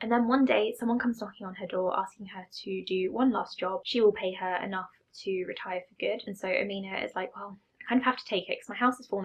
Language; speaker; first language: English; native; English